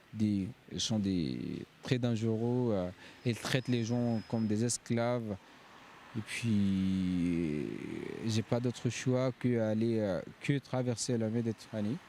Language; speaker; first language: French; non-native, fluent; Arabic